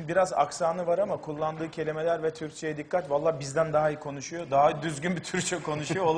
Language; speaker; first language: Turkish; native; Turkish